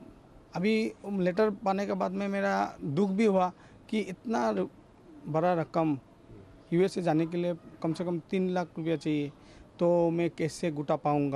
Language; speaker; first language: Hindi; non-native, local second language; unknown